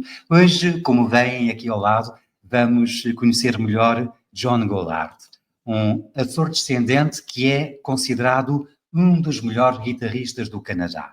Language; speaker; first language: Portuguese; native; Portuguese